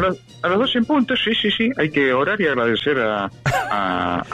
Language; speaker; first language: Spanish; native; Spanish